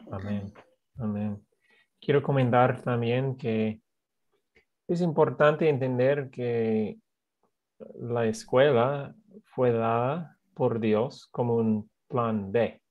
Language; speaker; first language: Spanish; non-native, fluent; English